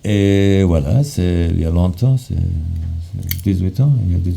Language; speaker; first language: French; non-native, fluent; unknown